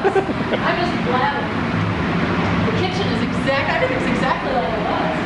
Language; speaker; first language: English; native; English